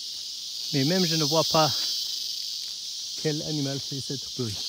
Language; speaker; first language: French; non-native, learner; Chinese